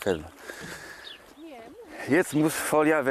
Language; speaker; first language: German; non-native, learner; Polish